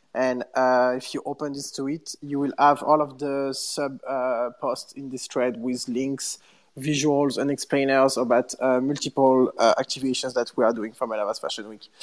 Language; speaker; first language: English; non-native, fluent; French